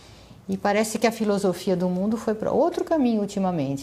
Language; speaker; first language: Portuguese; native; Portuguese